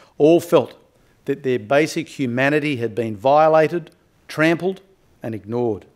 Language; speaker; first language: English; native; English